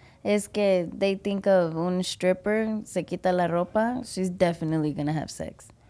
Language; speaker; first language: English; early bilingual, other home language; Spanish